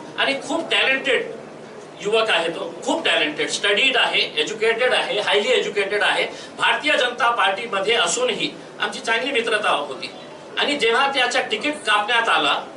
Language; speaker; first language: Marathi; non-native, local second language; Urdu